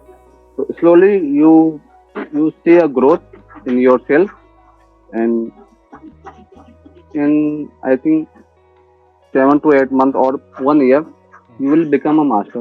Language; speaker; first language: English; non-native, learner; Hindi